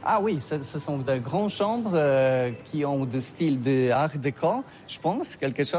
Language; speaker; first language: French; non-native, learner; Polish